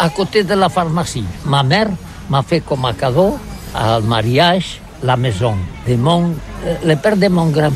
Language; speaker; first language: French; non-native, learner; Catalan